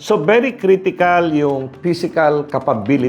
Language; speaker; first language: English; non-native, local second language; Cebuano